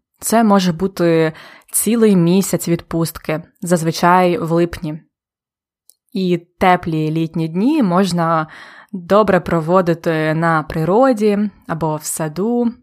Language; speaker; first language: Ukrainian; native; Ukrainian